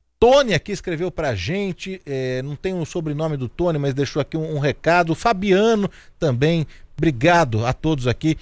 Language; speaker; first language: Portuguese; native; Portuguese